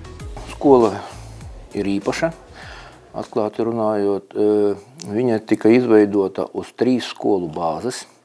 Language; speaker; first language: Latvian; non-native, local second language; Russian